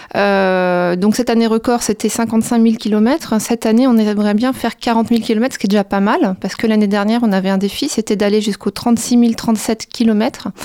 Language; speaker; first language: French; native; French